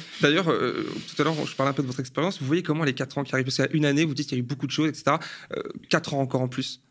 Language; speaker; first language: French; native; French